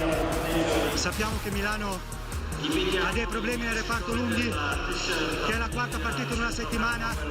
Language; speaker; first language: Italian; native; Italian